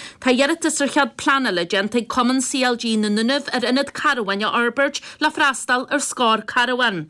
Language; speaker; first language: Irish; native; Irish